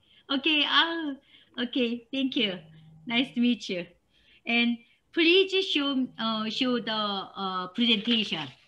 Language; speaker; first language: English; non-native, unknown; Korean